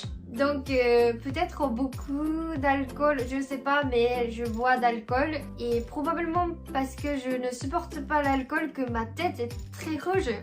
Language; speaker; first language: French; non-native, fluent; Japanese